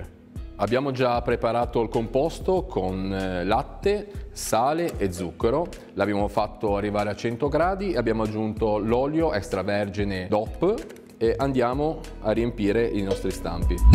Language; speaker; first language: Italian; native; Italian